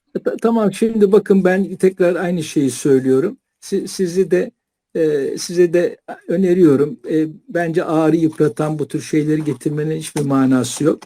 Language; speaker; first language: Turkish; native; Turkish